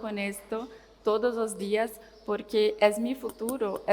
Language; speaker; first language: Spanish; non-native, learner; Portuguese